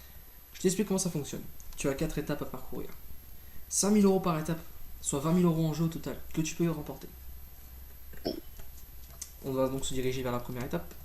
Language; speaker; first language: French; native; French